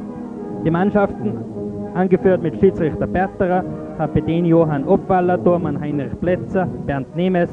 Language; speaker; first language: German; native; German